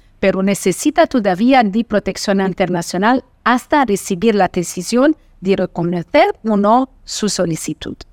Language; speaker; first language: Spanish; non-native, fluent; Portuguese